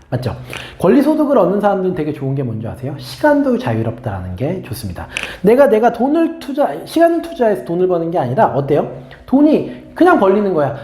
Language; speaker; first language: Korean; native; Korean